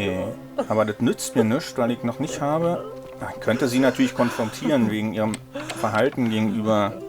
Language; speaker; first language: German; native; German